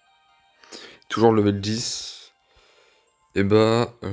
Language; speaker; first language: French; native; French